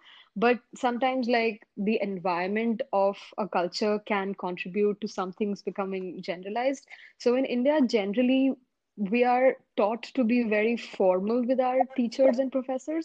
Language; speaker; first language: English; non-native, local second language; Hindi